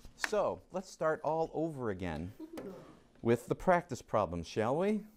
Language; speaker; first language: English; native; English